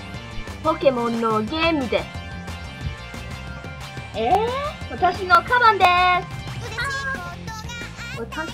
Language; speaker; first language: Japanese; non-native, learner; English